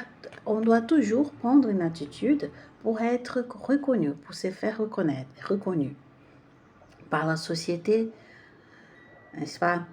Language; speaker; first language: French; non-native, fluent; Portuguese